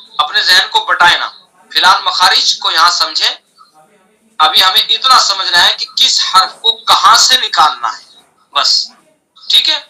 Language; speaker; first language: Urdu; native; Urdu